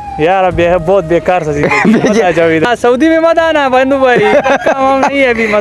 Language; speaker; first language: Hindi; non-native, fluent; Pashto